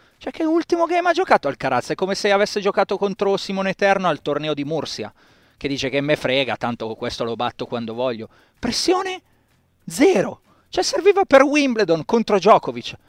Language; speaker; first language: Italian; native; Italian